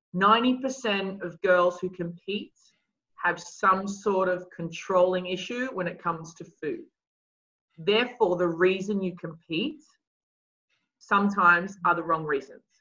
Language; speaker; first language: English; native; English